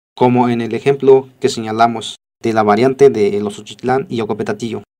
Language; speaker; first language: Spanish; non-native, local second language; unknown